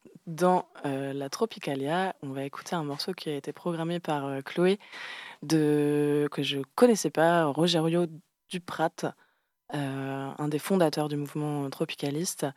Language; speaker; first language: French; native; French